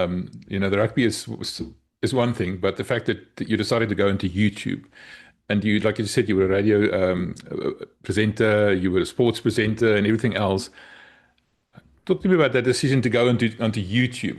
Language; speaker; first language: English; non-native, local second language; Afrikaans